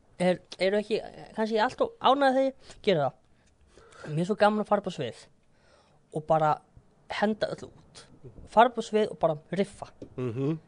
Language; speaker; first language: Icelandic; native; Icelandic